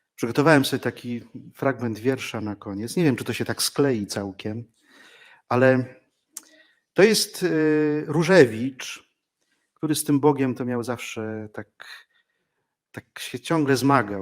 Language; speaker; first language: Polish; native; Polish